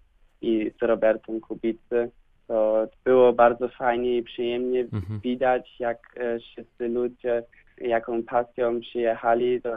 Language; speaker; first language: Polish; early bilingual, heritage; Polish